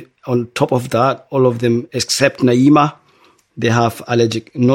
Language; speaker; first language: English; non-native, local second language; Hausa